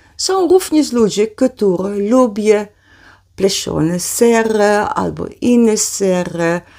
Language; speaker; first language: Polish; non-native, learner; Dutch